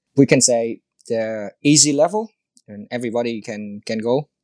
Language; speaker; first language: English; non-native, learner; Vietnamese